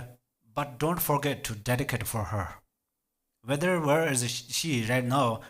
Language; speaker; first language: English; non-native, learner; Tibetan